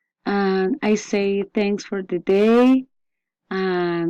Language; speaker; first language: English; non-native, learner; Spanish